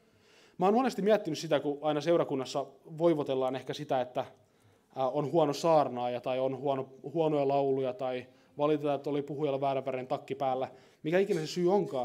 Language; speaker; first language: Finnish; native; Finnish